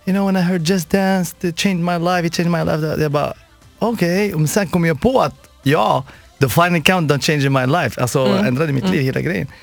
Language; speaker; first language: Swedish; non-native, fluent; Arabic